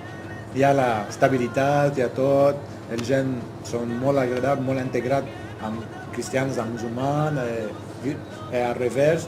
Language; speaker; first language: Catalan; non-native, learner; Arabic